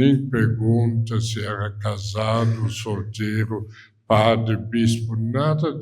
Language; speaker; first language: Portuguese; non-native, fluent; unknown